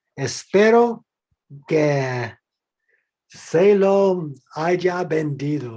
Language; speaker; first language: Spanish; non-native, fluent; English